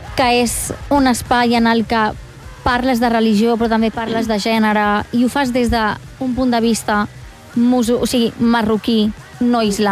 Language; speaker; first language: Catalan; native; Catalan